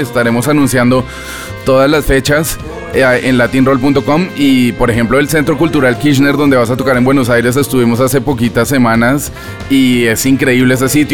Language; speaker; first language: Spanish; native; Spanish